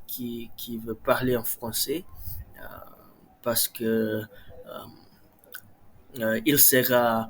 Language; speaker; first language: French; non-native, learner; Malay